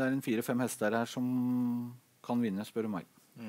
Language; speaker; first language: Norwegian; native; Norwegian